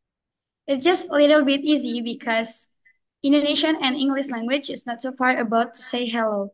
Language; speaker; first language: English; non-native, learner; Indonesian